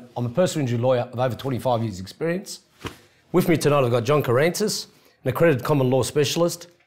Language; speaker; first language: English; native; English